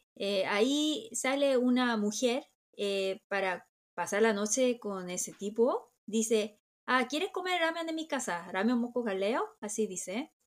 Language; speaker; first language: Spanish; non-native, fluent; Korean